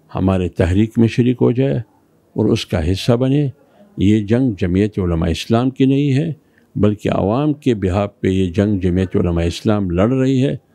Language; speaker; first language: Urdu; non-native, local second language; Pashto